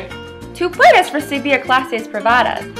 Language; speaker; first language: Spanish; non-native, learner; English